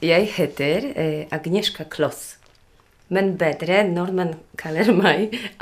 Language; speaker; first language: Norwegian; non-native, learner; Polish